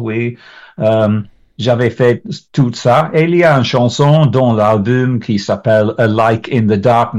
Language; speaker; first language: French; non-native, learner; English